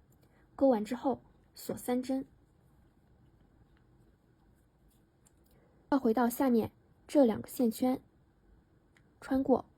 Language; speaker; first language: Chinese; native; Chinese